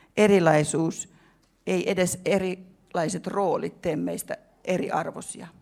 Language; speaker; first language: Finnish; native; Finnish